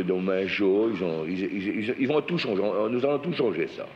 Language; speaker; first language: French; native; French